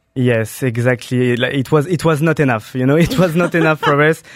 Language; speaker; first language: English; non-native, fluent; French